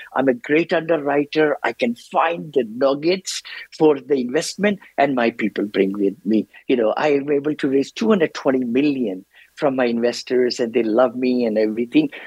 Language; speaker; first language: English; non-native, local second language; Hindi